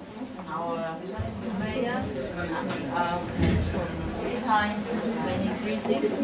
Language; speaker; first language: English; non-native, learner; German